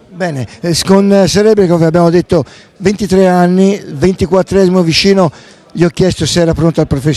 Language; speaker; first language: Italian; native; Italian